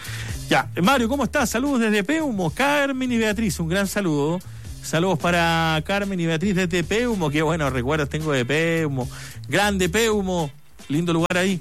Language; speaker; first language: Spanish; native; Spanish